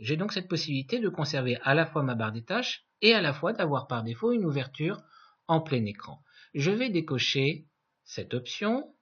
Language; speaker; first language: French; native; French